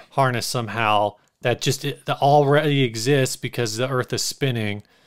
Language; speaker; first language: English; native; English